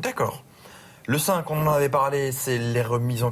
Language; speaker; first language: French; native; French